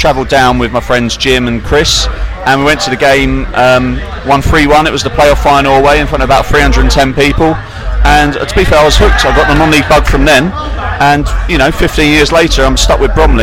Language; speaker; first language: English; native; English